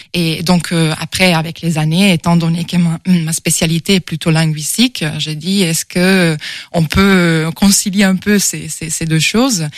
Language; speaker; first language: French; non-native, fluent; Italian